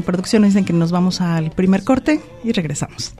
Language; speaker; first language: Spanish; native; Spanish